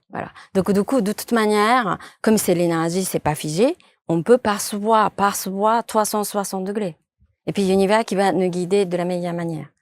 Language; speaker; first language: French; non-native, fluent; Japanese